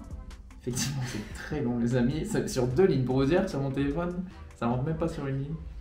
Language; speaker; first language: French; native; French